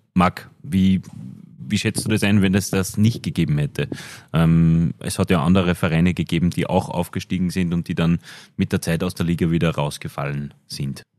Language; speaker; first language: German; native; German